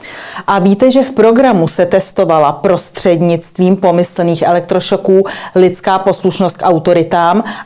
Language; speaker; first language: Czech; native; Czech